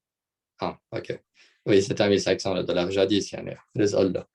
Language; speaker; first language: French; non-native, local second language; Arabic